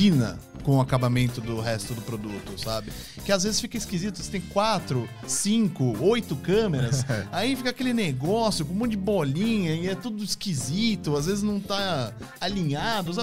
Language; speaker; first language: Portuguese; native; Portuguese